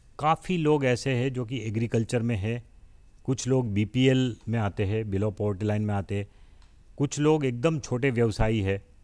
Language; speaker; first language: Hindi; non-native, local second language; Gujarati